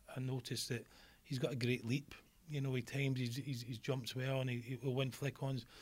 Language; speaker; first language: English; native; English